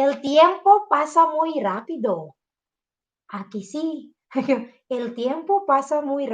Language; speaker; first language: Spanish; non-native, fluent; Filipino